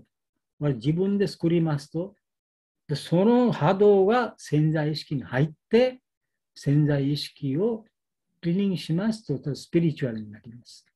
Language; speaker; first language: Japanese; non-native, learner; Bangla